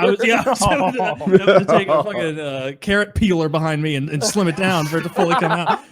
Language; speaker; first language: English; native; English